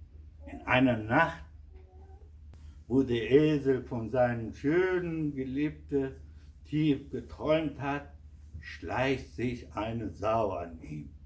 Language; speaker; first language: German; non-native, fluent; Kurdish